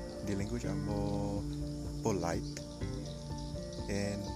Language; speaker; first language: English; non-native, local second language; Malay